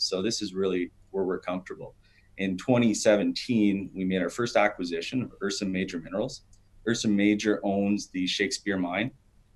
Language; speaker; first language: English; native; English